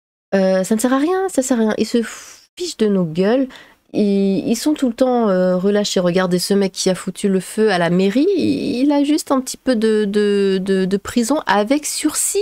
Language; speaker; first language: French; native; French